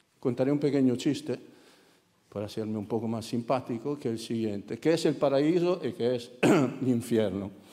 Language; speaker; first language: Spanish; non-native, fluent; Italian